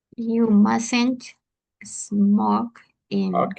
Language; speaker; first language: English; non-native, learner; Spanish